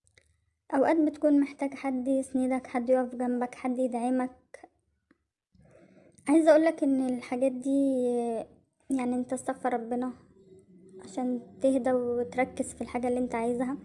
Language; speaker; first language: Arabic; native; Arabic